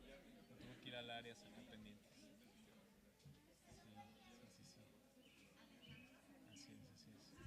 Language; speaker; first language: Spanish; native; Spanish